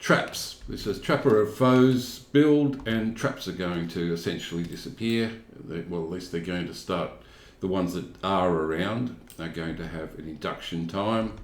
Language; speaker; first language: English; native; English